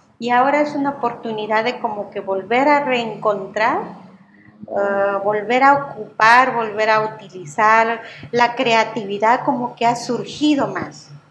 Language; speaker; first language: Spanish; non-native, local second language; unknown